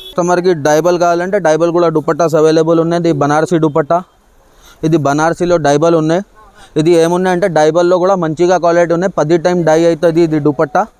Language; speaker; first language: Telugu; non-native, local second language; Urdu